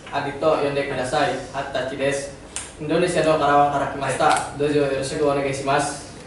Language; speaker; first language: Japanese; non-native, learner; Indonesian